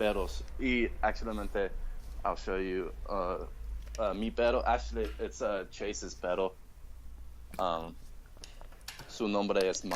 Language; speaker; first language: Spanish; non-native, learner; English